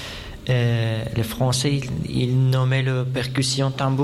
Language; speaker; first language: French; non-native, fluent; Persian